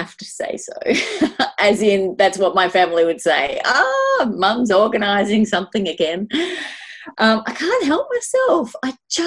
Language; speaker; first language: English; native; English